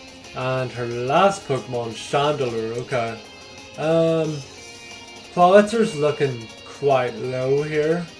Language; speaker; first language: English; native; English